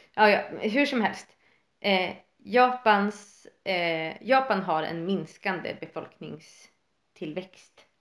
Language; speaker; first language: Swedish; native; Swedish